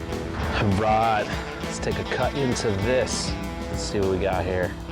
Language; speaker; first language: English; native; English